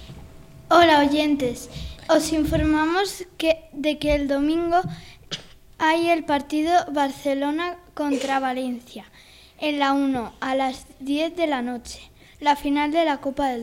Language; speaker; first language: Spanish; native; Spanish